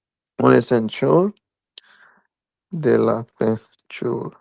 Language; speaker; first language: French; non-native, learner; Hindi